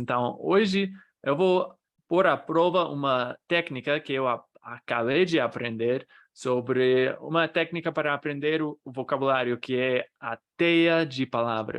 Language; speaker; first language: Portuguese; non-native, fluent; English